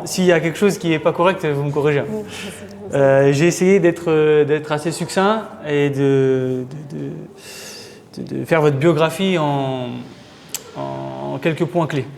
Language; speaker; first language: French; native; French